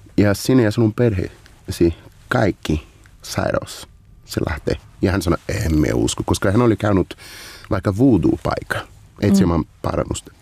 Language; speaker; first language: Finnish; non-native, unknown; Portuguese